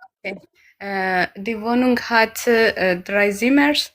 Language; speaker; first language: German; non-native, learner; Amharic